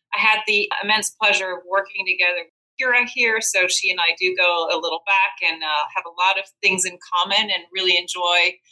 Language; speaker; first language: English; non-native, fluent; Dutch